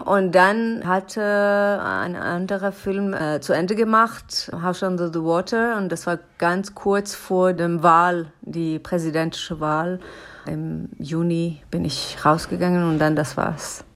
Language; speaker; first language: German; non-native, learner; Persian